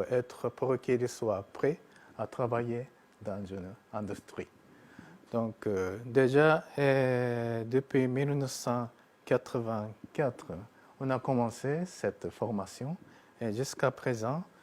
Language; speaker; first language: French; non-native, fluent; Japanese